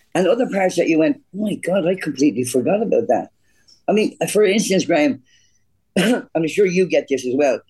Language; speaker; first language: English; native; English